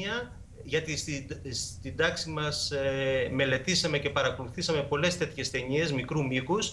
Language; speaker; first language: Greek; native; Greek